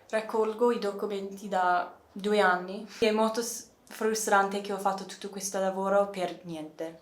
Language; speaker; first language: Italian; non-native, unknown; English